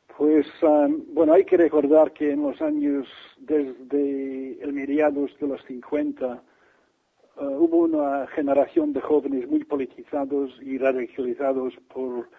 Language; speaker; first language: Spanish; non-native, fluent; English